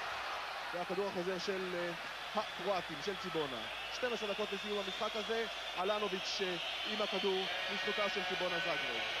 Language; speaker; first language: Hebrew; native; Hebrew